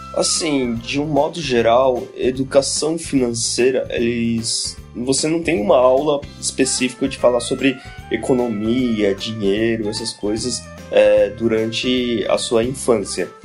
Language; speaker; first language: Portuguese; non-native, fluent; Japanese